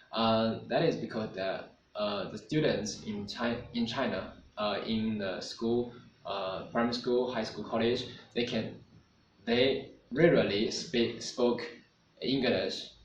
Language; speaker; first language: English; non-native, learner; Chinese